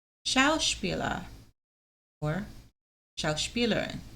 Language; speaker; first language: German; non-native, learner; English